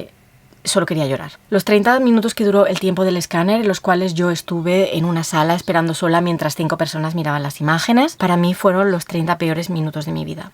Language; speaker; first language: Spanish; native; Spanish